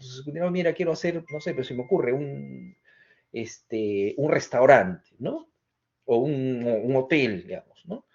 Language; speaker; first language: Spanish; native; Spanish